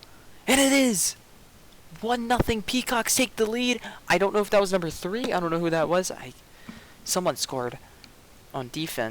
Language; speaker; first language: English; native; English